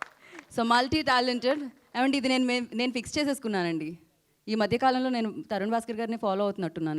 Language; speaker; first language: Telugu; native; Telugu